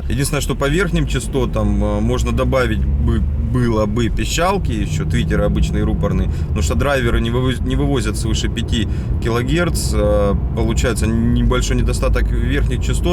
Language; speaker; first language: Russian; native; Russian